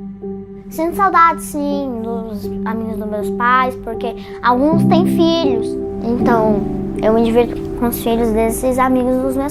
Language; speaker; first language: Portuguese; early bilingual, other home language; Arabic